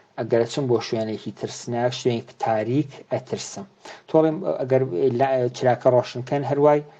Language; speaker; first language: Central Kurdish; native; Central Kurdish